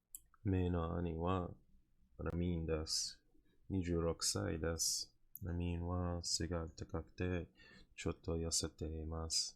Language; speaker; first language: Japanese; non-native, learner; English